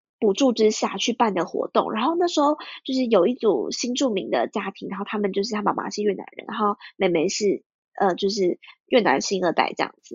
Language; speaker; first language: Chinese; early bilingual, heritage; Chinese